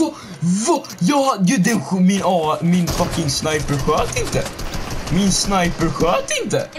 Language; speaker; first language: Swedish; native; Swedish